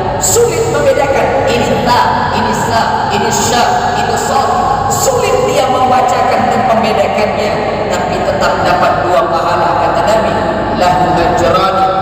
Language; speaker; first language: Malay; non-native, local second language; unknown